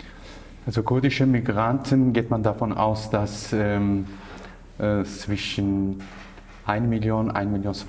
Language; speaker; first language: German; non-native, fluent; Kurdish